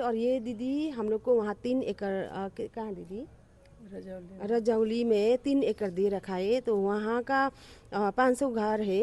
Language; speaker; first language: Hindi; non-native, learner; Nepali